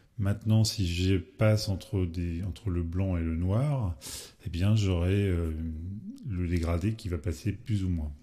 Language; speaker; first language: French; native; French